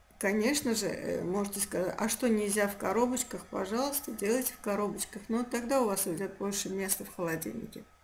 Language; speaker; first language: Russian; non-native, local second language; Azerbaijani